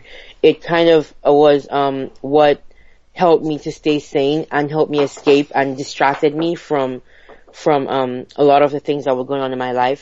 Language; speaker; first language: English; non-native, local second language; Igbo